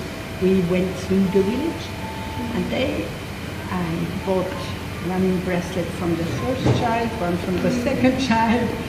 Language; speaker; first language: English; non-native, fluent; French